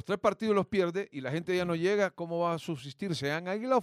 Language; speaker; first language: Spanish; native; Spanish